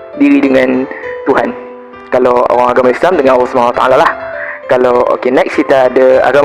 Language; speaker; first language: Malay; native; Malay